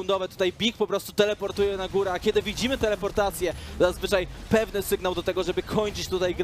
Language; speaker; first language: Polish; native; Polish